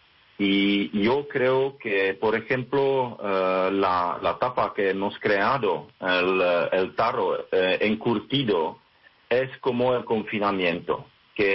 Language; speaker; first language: Spanish; non-native, fluent; Czech